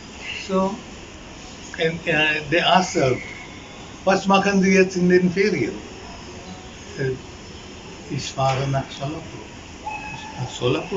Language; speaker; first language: German; non-native, fluent; Marathi